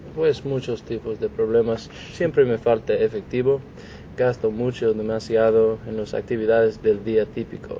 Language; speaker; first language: Spanish; non-native, learner; English